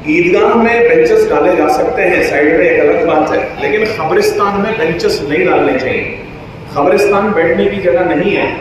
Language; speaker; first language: Hindi; non-native, local second language; Urdu